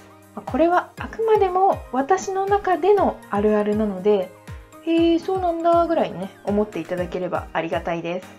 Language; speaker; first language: Japanese; native; Japanese